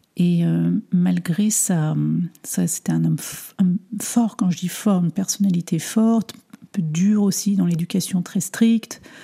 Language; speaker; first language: French; early bilingual, other home language; Armenian